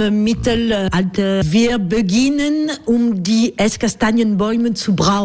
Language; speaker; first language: German; non-native, fluent; French